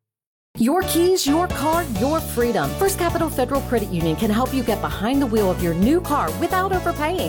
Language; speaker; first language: English; native; English